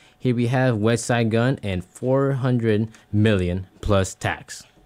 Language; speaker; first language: English; early bilingual, other home language; Spanish